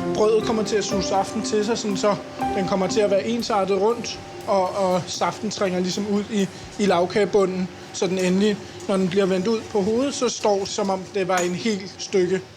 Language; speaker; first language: Danish; native; Danish